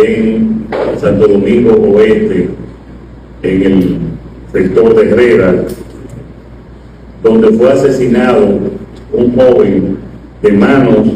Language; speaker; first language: Spanish; native; Spanish